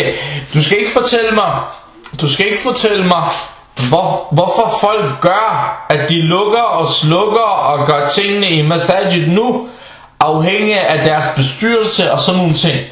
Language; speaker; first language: Danish; early bilingual, other home language; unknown